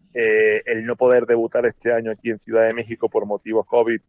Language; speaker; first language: Spanish; native; Spanish